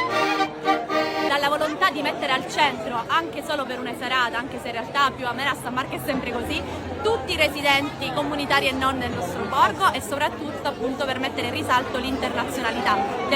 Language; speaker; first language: Italian; native; Italian